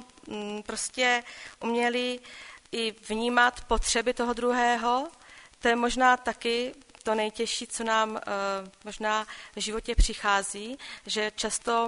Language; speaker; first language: Czech; non-native, local second language; Polish